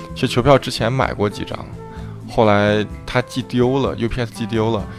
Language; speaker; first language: Chinese; native; Chinese